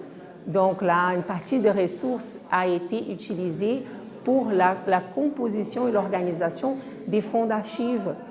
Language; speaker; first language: French; non-native, fluent; Portuguese